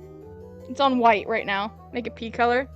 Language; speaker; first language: English; native; English